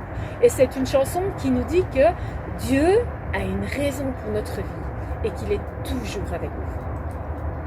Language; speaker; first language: French; native; French